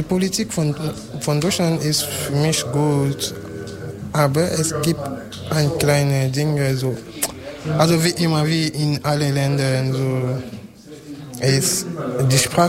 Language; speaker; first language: German; non-native, fluent; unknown